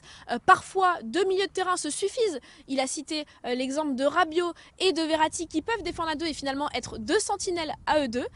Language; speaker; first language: French; native; French